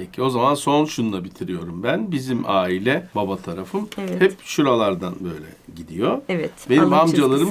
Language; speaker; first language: Turkish; native; Turkish